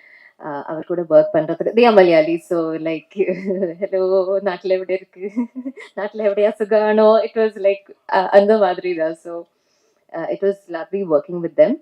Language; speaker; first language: Tamil; non-native, local second language; Malayalam